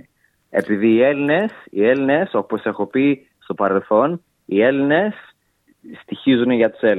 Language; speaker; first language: Greek; early bilingual, heritage; English